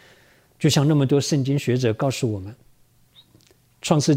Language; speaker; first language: Chinese; native; Chinese